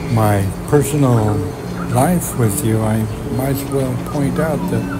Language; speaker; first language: English; native; English